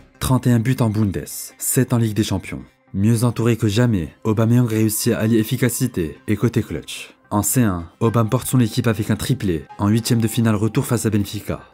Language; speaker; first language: French; native; French